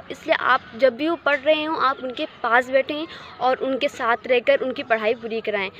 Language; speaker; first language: Hindi; native; Hindi